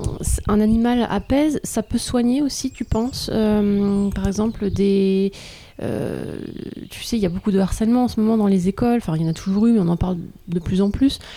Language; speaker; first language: French; native; French